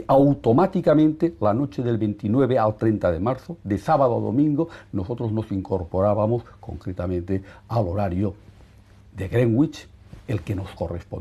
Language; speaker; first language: Spanish; native; Spanish